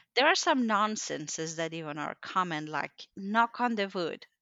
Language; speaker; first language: English; non-native, fluent; Persian